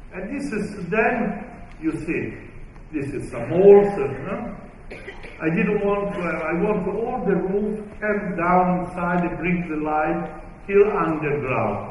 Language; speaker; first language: English; non-native, fluent; Italian